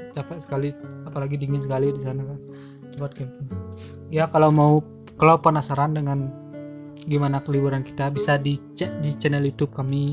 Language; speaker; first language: Indonesian; native; Indonesian